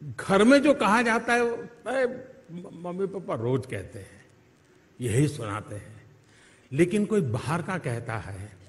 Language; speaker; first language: Hindi; native; Hindi